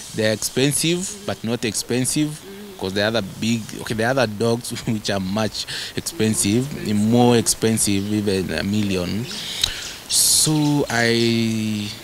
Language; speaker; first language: English; non-native, local second language; Masai